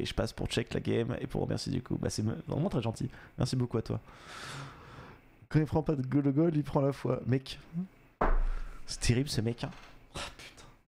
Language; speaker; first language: French; native; French